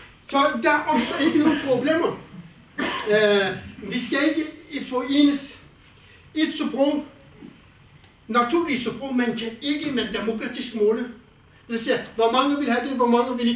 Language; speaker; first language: Danish; non-native, fluent; Kurdish